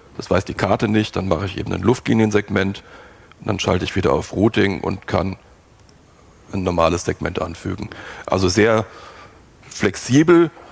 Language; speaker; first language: German; native; German